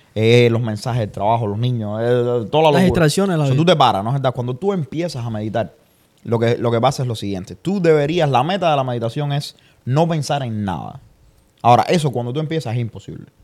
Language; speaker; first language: Spanish; native; Spanish